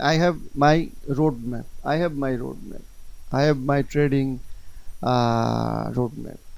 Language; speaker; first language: English; non-native, local second language; Bangla